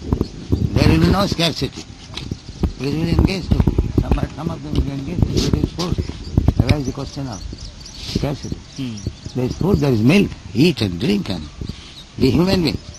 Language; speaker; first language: English; non-native, local second language; Bangla